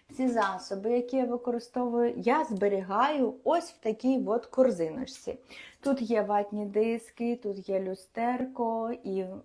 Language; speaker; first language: Ukrainian; non-native, local second language; Russian